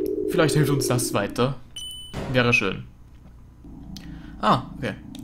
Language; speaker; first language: German; native; German